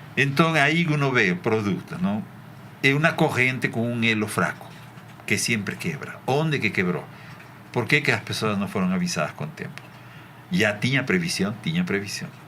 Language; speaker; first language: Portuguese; non-native, fluent; Spanish